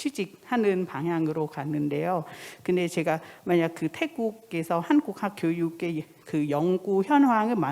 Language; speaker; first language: Korean; non-native, fluent; Thai